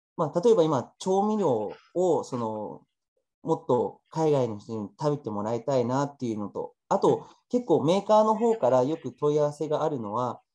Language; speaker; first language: Japanese; early bilingual, other home language; Chinese